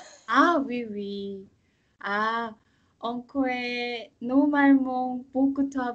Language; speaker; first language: French; non-native, learner; Korean